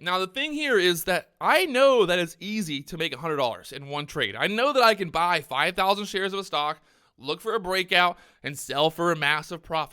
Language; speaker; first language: English; native; English